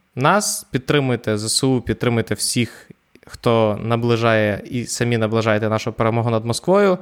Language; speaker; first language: Ukrainian; native; Ukrainian